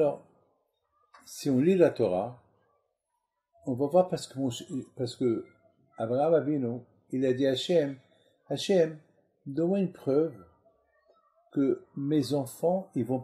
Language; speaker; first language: French; non-native, local second language; Arabic